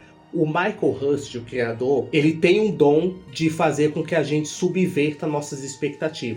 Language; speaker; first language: Portuguese; native; Portuguese